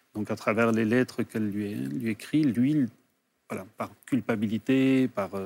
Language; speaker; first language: French; early bilingual, other home language; Spanish